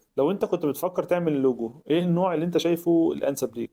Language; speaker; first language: Arabic; native; Arabic